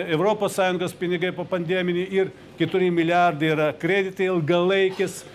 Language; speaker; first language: Lithuanian; non-native, fluent; Ukrainian